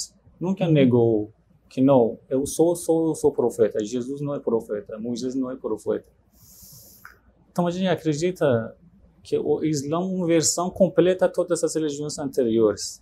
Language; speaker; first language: Portuguese; non-native, fluent; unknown